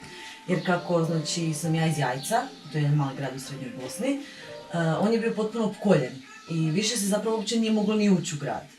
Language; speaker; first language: Bosnian; native; Bosnian